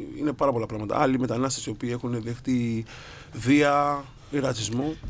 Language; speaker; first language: Greek; early bilingual, other home language; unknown